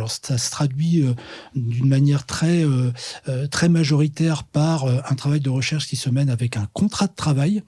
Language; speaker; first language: French; native; French